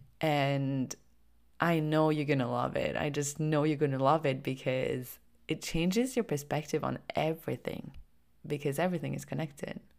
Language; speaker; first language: English; non-native, fluent; French